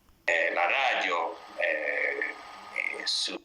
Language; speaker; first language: Italian; non-native, learner; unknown